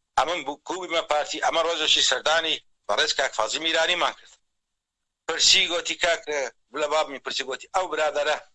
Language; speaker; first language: Central Kurdish; native; Central Kurdish